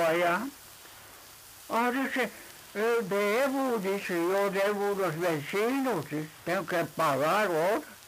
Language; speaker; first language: Spanish; non-native, local second language; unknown